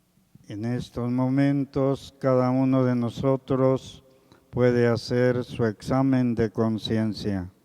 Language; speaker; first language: Spanish; native; Spanish